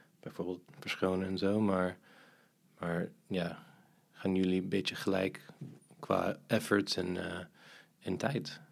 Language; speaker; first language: Dutch; non-native, fluent; English